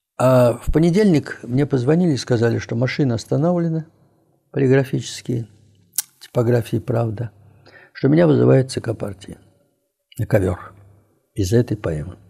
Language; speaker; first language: Russian; native; Russian